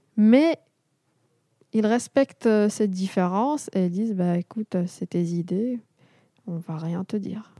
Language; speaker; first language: French; non-native, local second language; Arabic